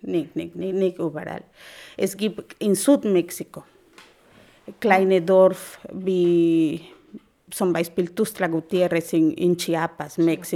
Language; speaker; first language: German; non-native, fluent; Spanish